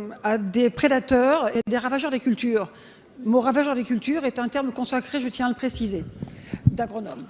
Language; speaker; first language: French; native; French